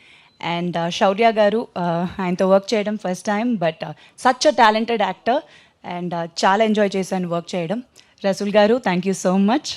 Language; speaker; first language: Telugu; non-native, local second language; Tamil